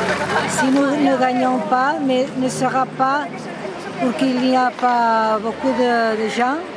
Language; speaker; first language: French; non-native, learner; Catalan